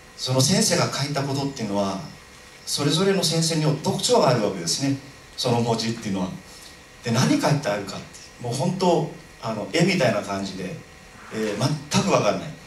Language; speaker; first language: Japanese; non-native, fluent; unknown